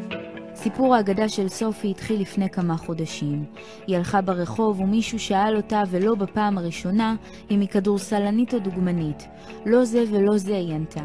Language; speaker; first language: Hebrew; native; Hebrew